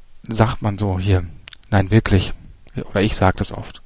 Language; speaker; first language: German; native; German